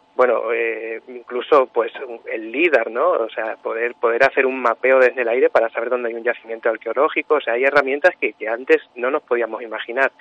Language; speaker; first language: Spanish; native; Spanish